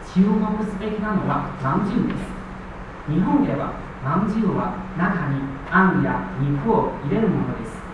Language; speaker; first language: Japanese; non-native, fluent; Chinese